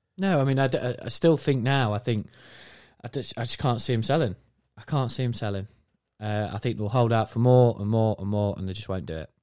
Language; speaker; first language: English; native; English